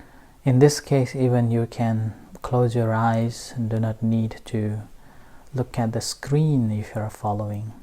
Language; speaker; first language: English; non-native, fluent; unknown